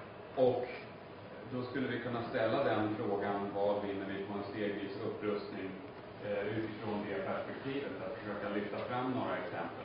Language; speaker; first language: Swedish; native; Swedish